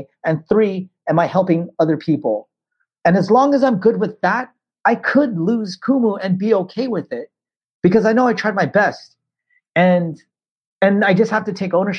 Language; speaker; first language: English; native; English